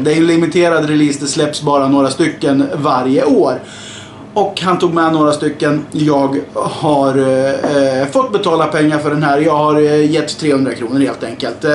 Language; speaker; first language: Swedish; native; Swedish